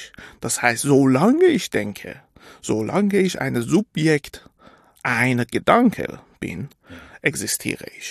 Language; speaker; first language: German; non-native, fluent; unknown